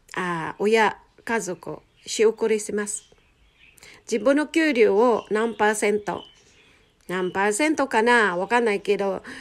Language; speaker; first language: Japanese; non-native, fluent; Filipino